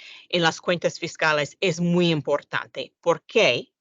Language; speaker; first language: Spanish; non-native, fluent; English